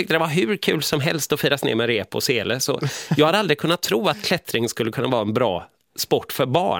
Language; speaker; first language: Swedish; native; Swedish